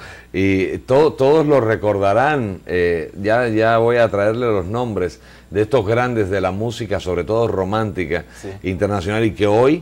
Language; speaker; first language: Spanish; native; Spanish